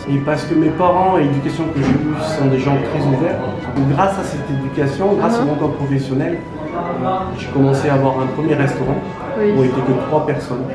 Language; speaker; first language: French; early bilingual, other home language; Korean